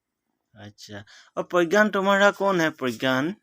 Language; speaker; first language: Hindi; non-native, local second language; Assamese